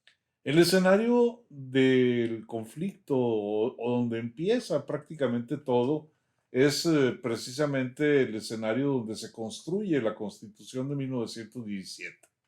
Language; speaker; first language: Spanish; native; Spanish